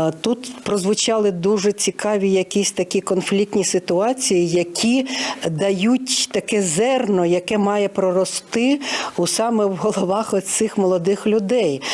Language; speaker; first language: Ukrainian; native; Ukrainian